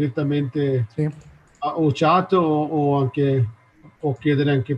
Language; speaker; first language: Italian; non-native, learner; Hindi